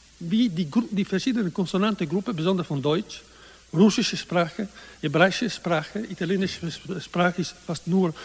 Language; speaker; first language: German; non-native, learner; Italian